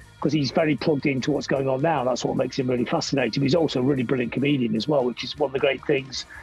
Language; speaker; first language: English; native; English